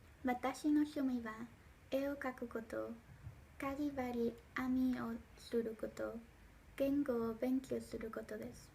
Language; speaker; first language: Japanese; non-native, learner; English